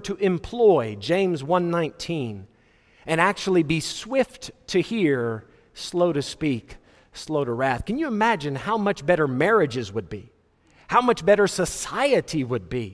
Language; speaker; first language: English; native; English